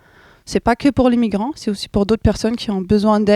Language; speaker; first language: French; non-native, fluent; German